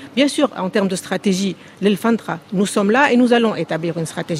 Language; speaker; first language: French; non-native, local second language; Arabic